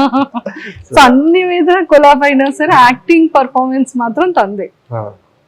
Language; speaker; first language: Telugu; native; Telugu